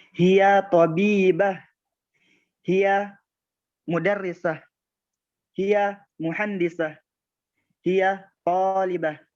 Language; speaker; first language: Arabic; non-native, learner; Indonesian